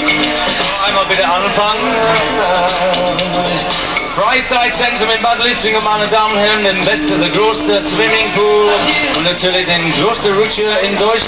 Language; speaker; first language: German; non-native, fluent; English